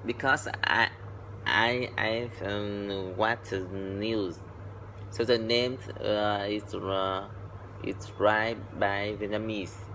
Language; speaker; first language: English; non-native, learner; Vietnamese